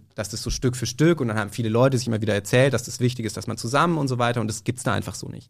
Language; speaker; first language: German; native; German